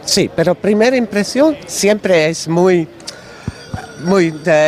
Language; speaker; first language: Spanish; non-native, learner; Dutch